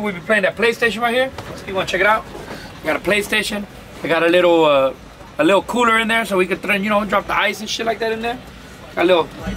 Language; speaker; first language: English; early bilingual, other home language; Spanish